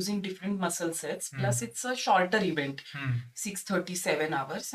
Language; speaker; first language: English; non-native, local second language; Marathi